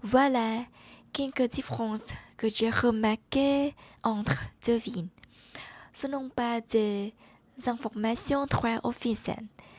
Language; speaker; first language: French; non-native, learner; Vietnamese